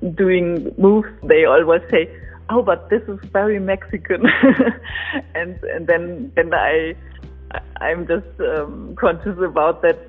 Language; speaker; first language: English; non-native, fluent; German